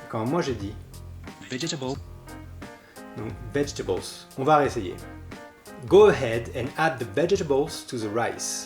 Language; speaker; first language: French; native; French